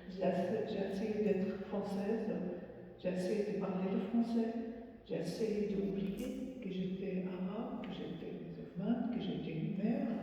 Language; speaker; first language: French; non-native, fluent; Arabic